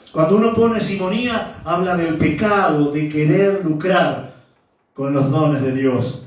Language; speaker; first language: Spanish; native; Spanish